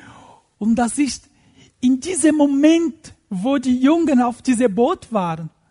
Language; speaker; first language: German; non-native, fluent; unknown